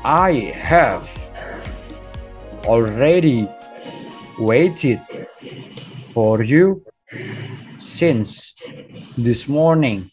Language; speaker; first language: English; non-native, fluent; Indonesian